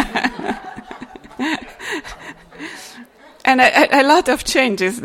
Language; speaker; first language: English; non-native, fluent; Polish